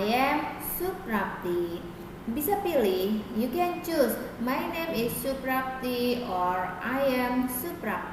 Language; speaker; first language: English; non-native, fluent; Indonesian